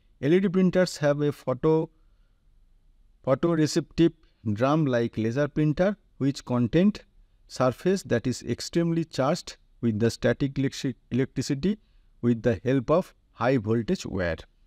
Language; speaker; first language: English; non-native, local second language; Bangla